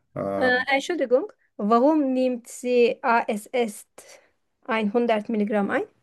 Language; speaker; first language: German; non-native, fluent; Turkish